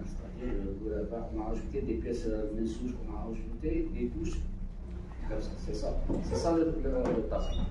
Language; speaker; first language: French; non-native, local second language; Arabic